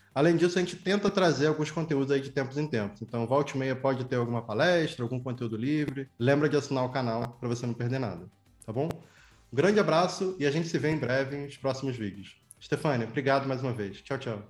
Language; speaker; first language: Portuguese; native; Portuguese